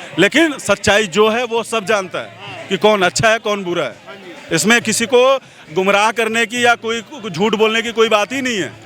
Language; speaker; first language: Hindi; native; Hindi